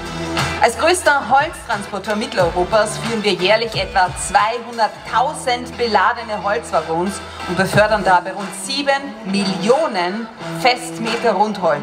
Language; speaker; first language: German; native; German